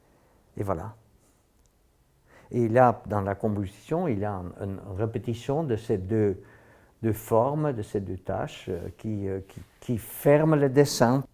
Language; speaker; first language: French; non-native, fluent; Dutch